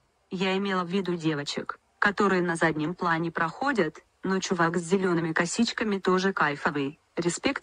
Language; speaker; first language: Russian; native; Russian